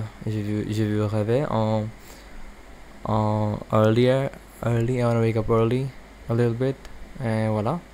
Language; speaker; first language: French; non-native, learner; English